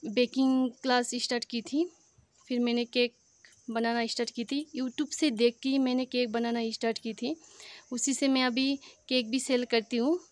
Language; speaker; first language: Hindi; non-native, local second language; Assamese